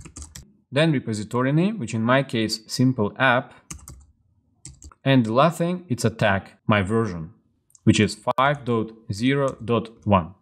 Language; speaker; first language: English; non-native, fluent; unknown